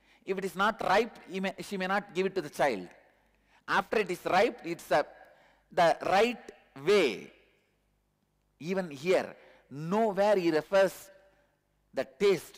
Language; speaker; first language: English; non-native, local second language; Tamil